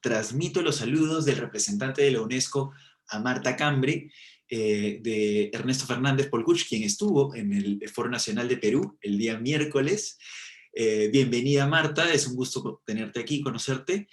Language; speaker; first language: Spanish; native; Spanish